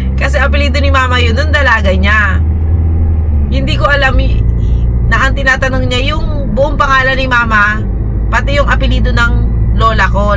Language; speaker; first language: Filipino; native; Filipino